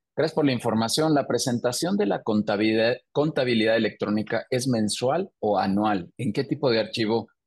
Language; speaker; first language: Spanish; native; Spanish